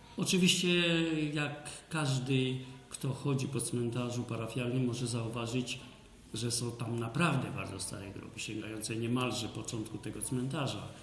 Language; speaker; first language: Polish; native; Polish